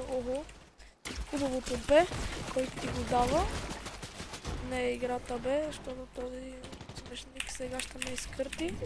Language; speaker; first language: Bulgarian; native; Bulgarian